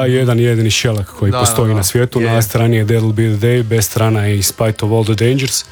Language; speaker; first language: Serbian; native; Serbian